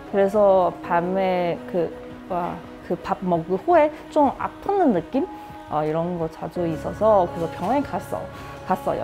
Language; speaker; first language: Korean; non-native, learner; Chinese